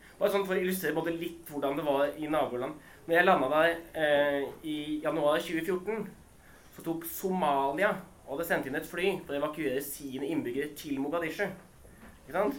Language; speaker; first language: Norwegian; native; Norwegian